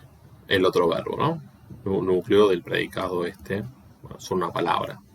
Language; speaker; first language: Spanish; native; Spanish